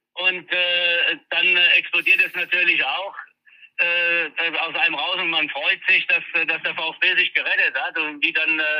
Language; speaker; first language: German; native; German